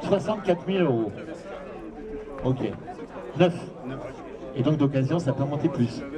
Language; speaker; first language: French; native; French